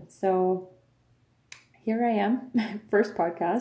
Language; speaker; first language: English; non-native, fluent; French